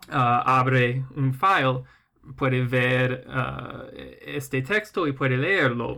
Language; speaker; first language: Spanish; non-native, fluent; English